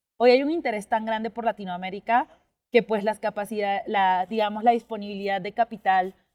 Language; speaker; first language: Spanish; native; Spanish